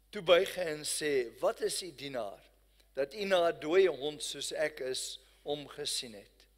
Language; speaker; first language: Afrikaans; native; Afrikaans